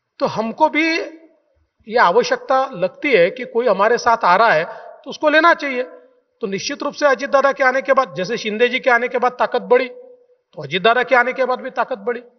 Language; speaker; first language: Hindi; non-native, local second language; Marathi